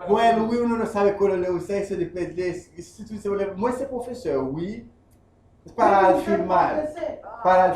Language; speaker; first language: Spanish; non-native, fluent; Haitian Creole